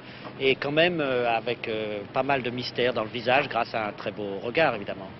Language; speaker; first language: French; native; French